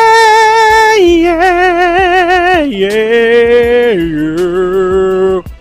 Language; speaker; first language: English; native; English